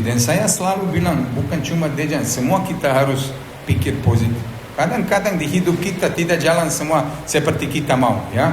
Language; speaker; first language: Indonesian; non-native, fluent; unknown